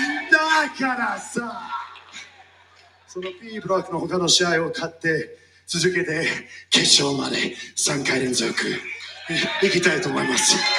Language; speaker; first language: Japanese; non-native, fluent; English